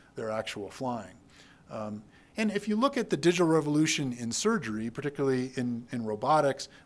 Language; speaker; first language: English; native; English